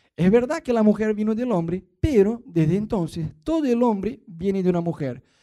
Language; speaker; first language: Spanish; non-native, fluent; Portuguese